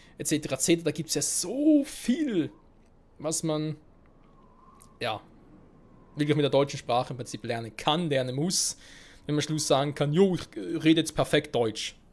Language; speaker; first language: German; native; German